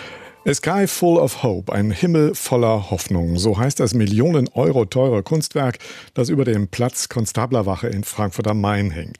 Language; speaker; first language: German; native; German